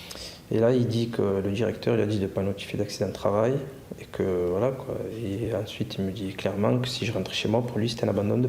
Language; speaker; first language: French; native; French